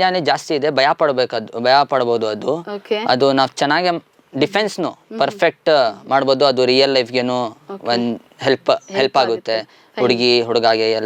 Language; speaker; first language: Kannada; non-native, local second language; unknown